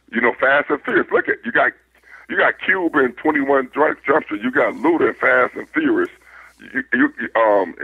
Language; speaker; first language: English; native; English